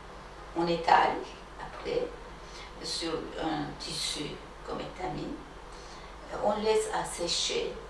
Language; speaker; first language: French; non-native, fluent; Turkish